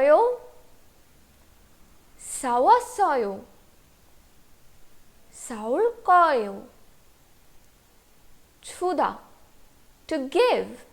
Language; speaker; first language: Korean; non-native, fluent; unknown